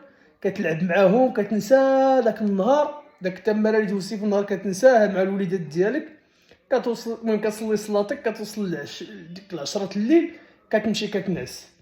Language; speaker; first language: Arabic; native; Arabic